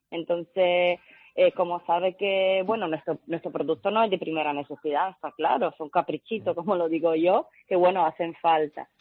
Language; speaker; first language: Spanish; non-native, fluent; Italian